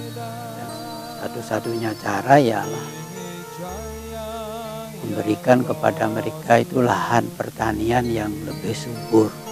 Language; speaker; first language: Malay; non-native, local second language; Balinese